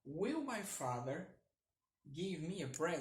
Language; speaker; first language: English; non-native, fluent; Portuguese